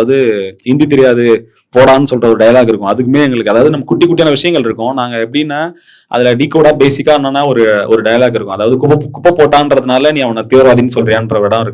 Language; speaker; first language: Tamil; native; Tamil